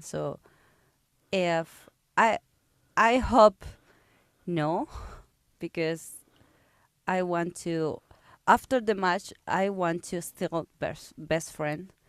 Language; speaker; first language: English; non-native, learner; Spanish